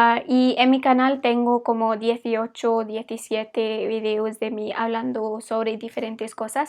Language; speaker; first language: Spanish; non-native, fluent; English